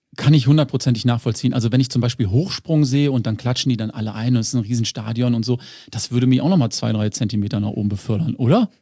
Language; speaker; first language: German; native; German